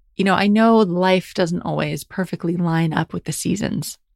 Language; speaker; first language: English; native; English